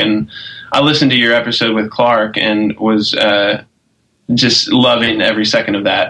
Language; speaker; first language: English; native; English